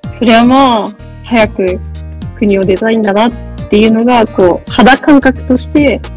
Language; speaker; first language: Japanese; native; Japanese